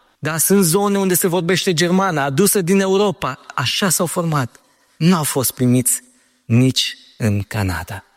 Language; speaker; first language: Romanian; native; Romanian